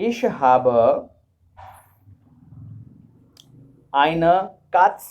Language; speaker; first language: German; non-native, learner; Urdu